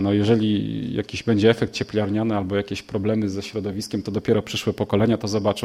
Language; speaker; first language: Polish; native; Polish